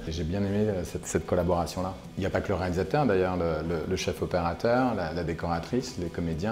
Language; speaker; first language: French; native; French